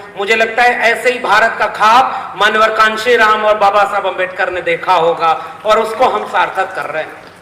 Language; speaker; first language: Hindi; native; Hindi